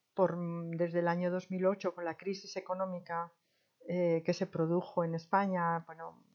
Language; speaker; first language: Spanish; native; Spanish